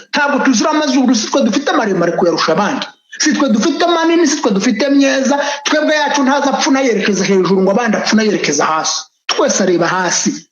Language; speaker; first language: Kinyarwanda; native; Kinyarwanda